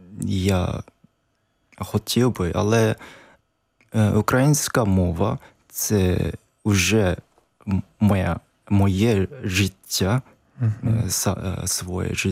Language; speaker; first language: Ukrainian; non-native, learner; Japanese